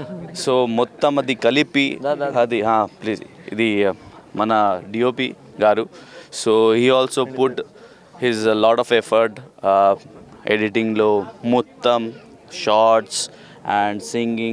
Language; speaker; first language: Telugu; non-native, learner; Hindi